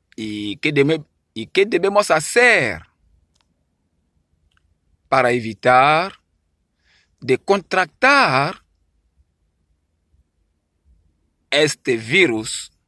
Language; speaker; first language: Spanish; non-native, learner; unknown